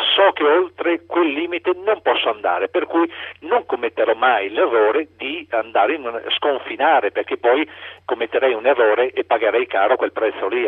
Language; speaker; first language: Italian; native; Italian